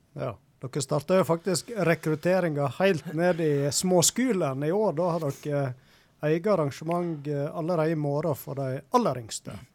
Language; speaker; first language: Norwegian; native; Norwegian